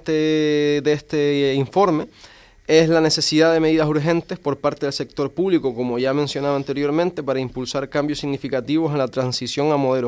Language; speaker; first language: Spanish; native; Spanish